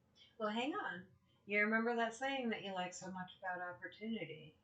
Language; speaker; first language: English; native; English